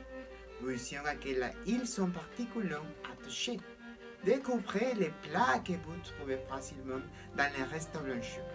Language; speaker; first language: French; non-native, learner; Spanish